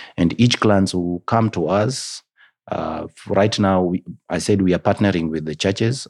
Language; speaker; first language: English; non-native, local second language; Luo (Kenya and Tanzania)